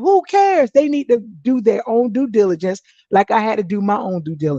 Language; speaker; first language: English; native; English